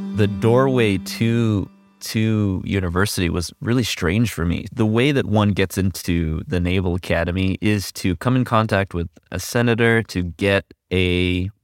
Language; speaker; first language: English; native; English